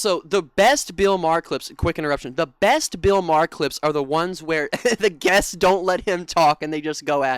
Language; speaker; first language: English; native; English